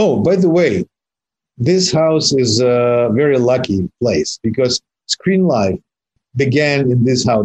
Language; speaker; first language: English; non-native, fluent; Russian